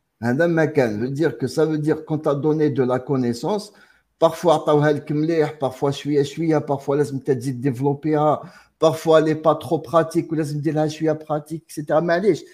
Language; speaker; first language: French; non-native, local second language; Arabic